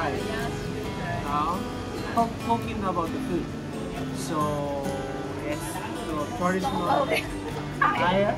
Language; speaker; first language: English; non-native, learner; Japanese